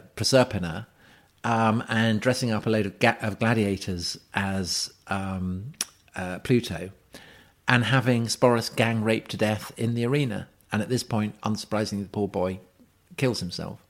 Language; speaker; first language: English; native; English